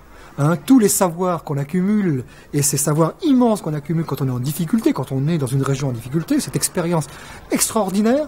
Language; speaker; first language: French; native; French